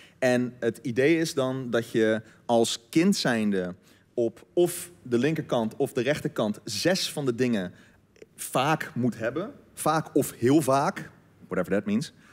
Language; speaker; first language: Dutch; native; Dutch